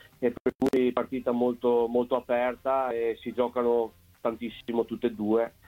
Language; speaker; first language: Italian; native; Italian